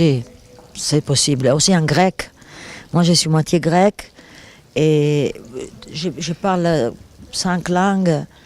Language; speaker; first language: French; non-native, fluent; Italian